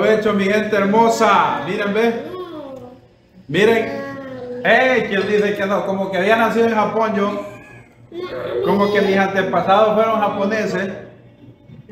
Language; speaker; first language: Spanish; native; Spanish